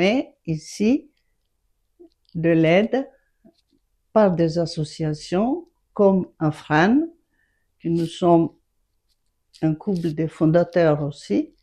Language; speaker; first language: French; non-native, fluent; Greek